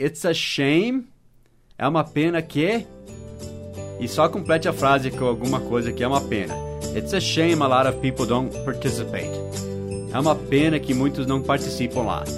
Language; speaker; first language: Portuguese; non-native, fluent; English